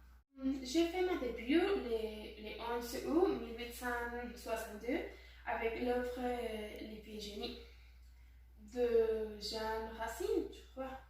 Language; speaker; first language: French; non-native, learner; Spanish